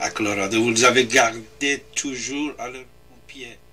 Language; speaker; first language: French; non-native, fluent; Persian